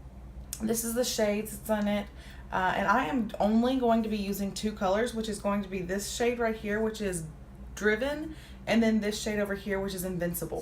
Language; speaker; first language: English; native; English